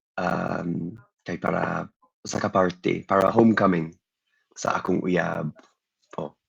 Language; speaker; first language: Cebuano; non-native, learner; English